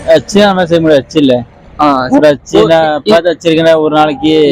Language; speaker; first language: Tamil; non-native, local second language; Marwari